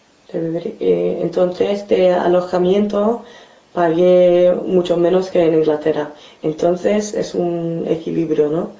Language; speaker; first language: Spanish; non-native, fluent; English